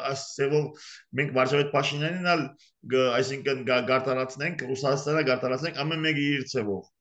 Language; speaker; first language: Armenian; early bilingual, heritage; Armenian